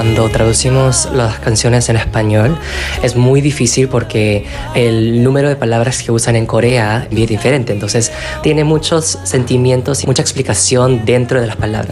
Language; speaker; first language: Spanish; non-native, fluent; Korean